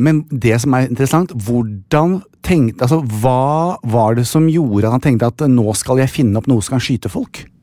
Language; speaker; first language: Norwegian; non-native, fluent; Portuguese